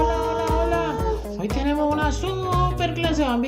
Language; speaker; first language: Spanish; native; Spanish